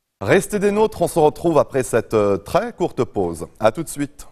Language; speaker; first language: French; non-native, local second language; Arabic